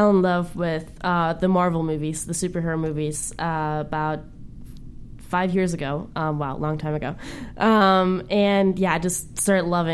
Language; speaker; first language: English; non-native, fluent; German